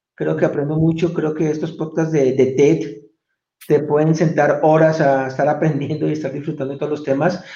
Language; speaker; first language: Spanish; native; Spanish